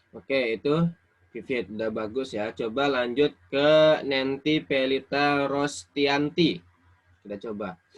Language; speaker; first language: Indonesian; native; Indonesian